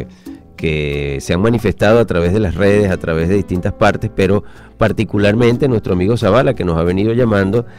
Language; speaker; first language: Spanish; native; Spanish